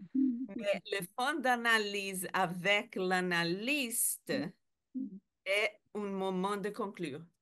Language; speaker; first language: French; non-native, learner; Spanish